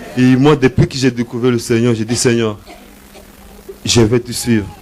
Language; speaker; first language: French; non-native, learner; Portuguese